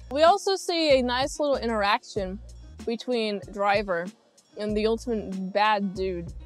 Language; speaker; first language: English; native; English